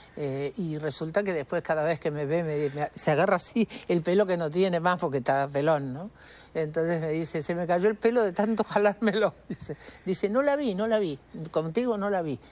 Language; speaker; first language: Spanish; native; Spanish